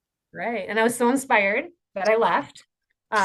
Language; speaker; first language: English; native; English